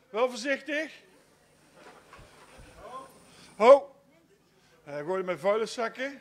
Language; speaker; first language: Dutch; native; Dutch